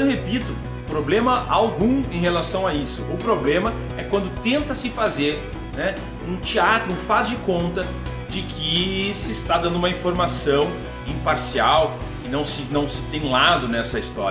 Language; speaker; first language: Portuguese; native; Portuguese